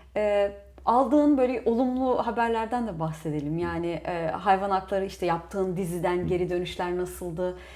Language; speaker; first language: Turkish; native; Turkish